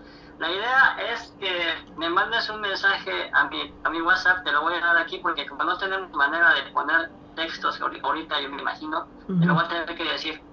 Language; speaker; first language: Spanish; native; Spanish